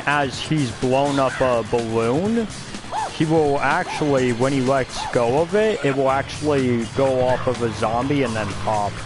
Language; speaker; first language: English; native; English